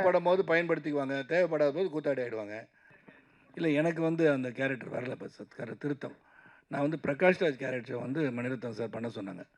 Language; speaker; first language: Tamil; native; Tamil